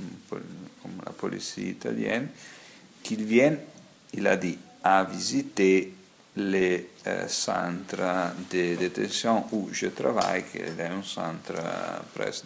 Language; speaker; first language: French; non-native, fluent; Italian